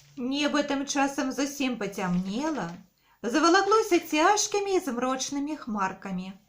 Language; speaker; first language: Belarusian; non-native, local second language; Russian